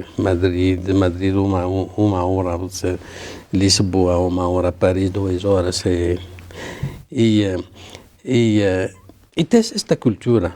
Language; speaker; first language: Portuguese; non-native, learner; Arabic